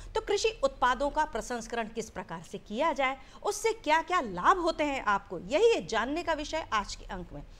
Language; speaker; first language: Hindi; native; Hindi